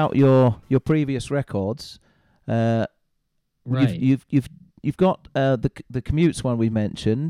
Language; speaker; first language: English; native; English